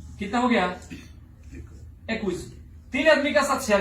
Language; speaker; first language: Hindi; non-native, learner; Bangla